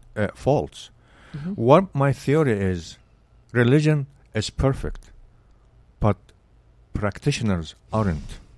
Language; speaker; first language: English; non-native, fluent; Arabic